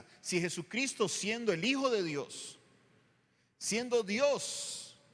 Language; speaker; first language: Spanish; native; Spanish